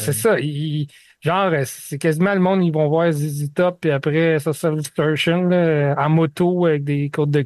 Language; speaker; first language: French; native; French